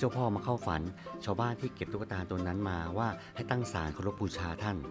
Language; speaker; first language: Thai; native; Thai